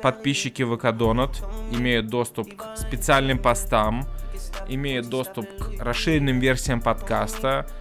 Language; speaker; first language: Russian; native; Russian